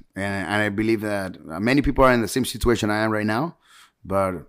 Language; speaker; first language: English; early bilingual, heritage; Spanish